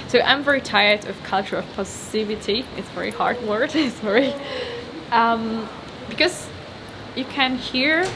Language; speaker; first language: English; non-native, fluent; Polish